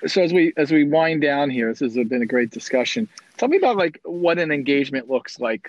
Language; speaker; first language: English; native; English